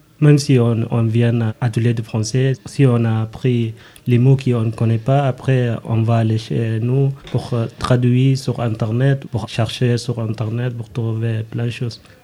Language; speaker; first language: French; non-native, learner; Arabic